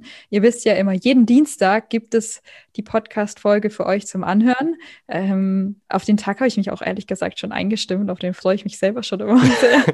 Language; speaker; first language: German; native; German